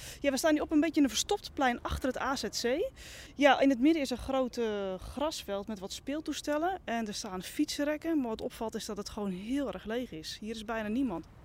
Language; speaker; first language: Dutch; native; Dutch